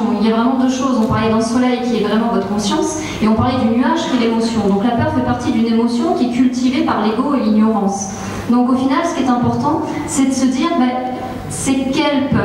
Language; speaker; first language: French; native; French